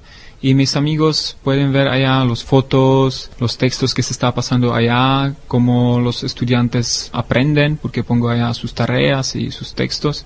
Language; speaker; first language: Spanish; non-native, learner; Czech